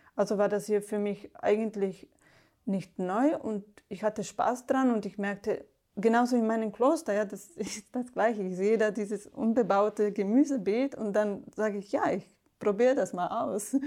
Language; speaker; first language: German; non-native, fluent; Slovak